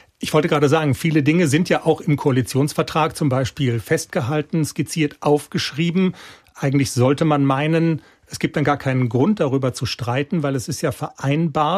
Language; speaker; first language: German; native; German